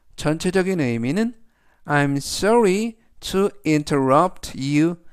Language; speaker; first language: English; non-native, fluent; Korean